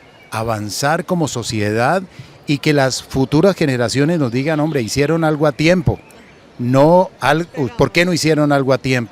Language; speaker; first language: Spanish; native; Spanish